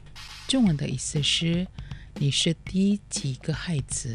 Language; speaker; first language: Chinese; non-native, learner; Indonesian